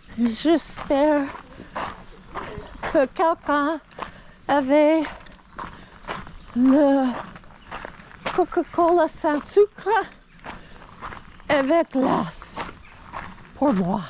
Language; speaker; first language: French; non-native, learner; English